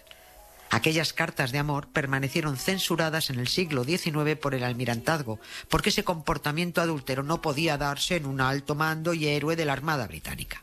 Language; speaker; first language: Spanish; native; Spanish